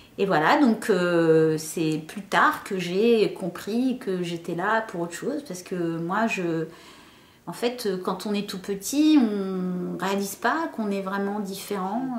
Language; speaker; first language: French; early bilingual, other home language; Kabyle